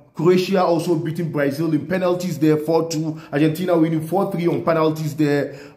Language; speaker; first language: English; non-native, local second language; Hausa